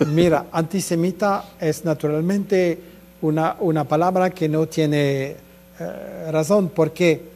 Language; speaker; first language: Spanish; non-native, fluent; French